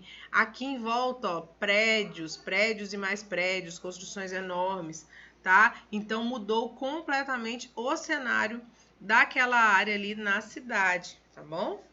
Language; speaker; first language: Portuguese; native; Portuguese